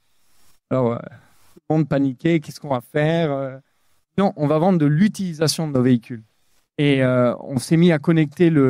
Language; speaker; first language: French; native; French